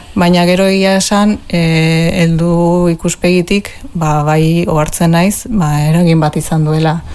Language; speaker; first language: Basque; early bilingual, heritage; Basque